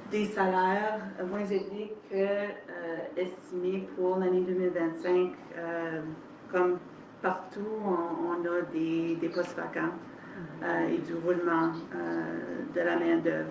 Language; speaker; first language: French; native; French